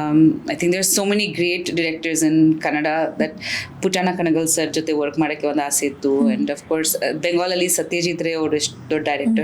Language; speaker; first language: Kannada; non-native, local second language; Bangla